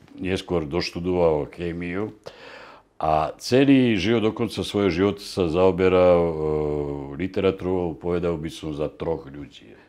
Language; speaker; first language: Slovak; native; Slovak